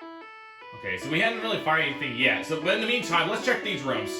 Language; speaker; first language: English; native; English